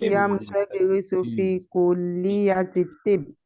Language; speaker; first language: Arabic; non-native, learner; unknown